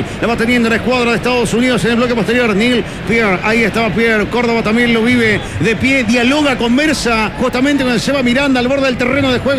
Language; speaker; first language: Spanish; native; Spanish